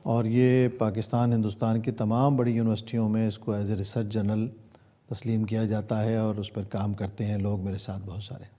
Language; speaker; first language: Urdu; native; Urdu